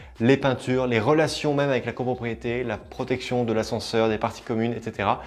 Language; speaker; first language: French; native; French